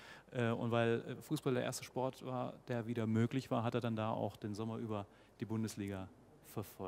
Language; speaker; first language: German; native; German